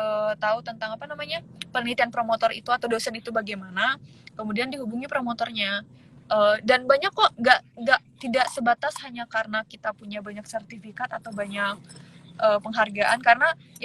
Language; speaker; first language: Indonesian; native; Indonesian